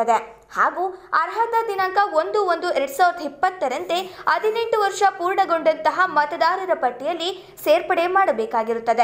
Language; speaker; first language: Kannada; native; Kannada